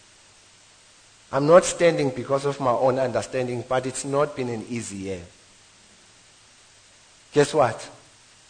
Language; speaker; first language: English; non-native, local second language; Zulu